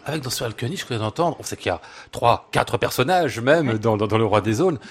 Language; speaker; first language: French; native; French